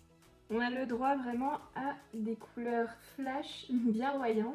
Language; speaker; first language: French; native; French